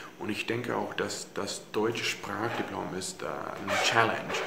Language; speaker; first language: German; non-native, fluent; Latvian